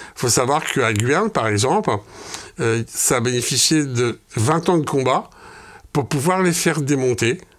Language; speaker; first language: French; native; French